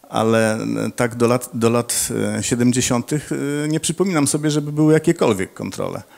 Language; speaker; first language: Polish; native; Polish